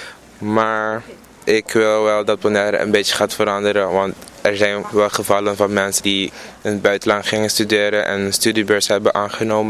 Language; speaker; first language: Dutch; non-native, local second language; Papiamento